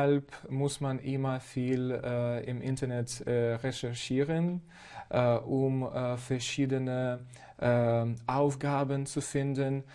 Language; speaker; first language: German; non-native, fluent; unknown